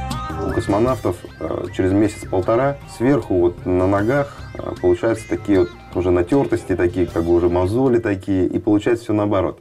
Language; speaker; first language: Russian; native; Russian